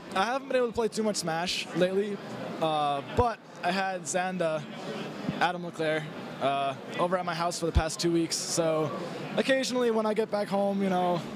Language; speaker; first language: English; native; English